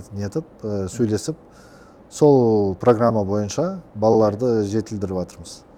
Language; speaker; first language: Kazakh; non-native, local second language; Russian